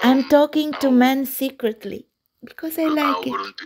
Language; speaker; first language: English; non-native, learner; Romanian